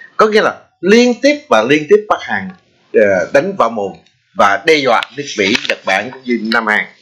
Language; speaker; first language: Vietnamese; native; Vietnamese